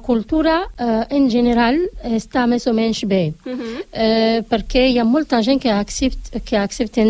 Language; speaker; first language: Catalan; non-native, fluent; Arabic